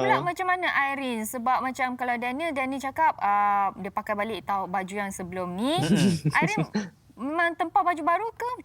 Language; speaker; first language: Malay; non-native, local second language; Chinese